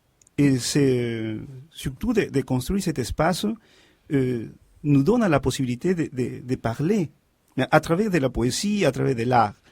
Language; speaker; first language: French; non-native, fluent; Spanish